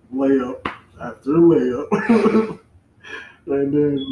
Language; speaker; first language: English; native; English